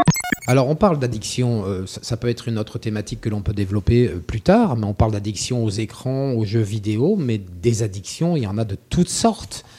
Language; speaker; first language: French; native; French